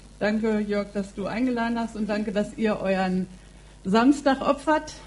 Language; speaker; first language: German; native; German